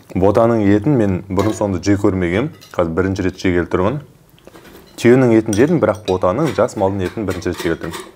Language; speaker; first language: Kazakh; native; Kazakh